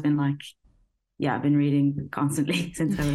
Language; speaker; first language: English; native; English